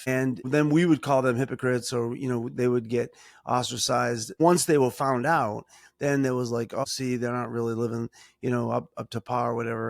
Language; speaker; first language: English; native; English